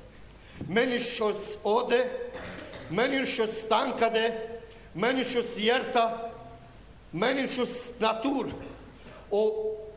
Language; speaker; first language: Swedish; non-native, learner; Romanian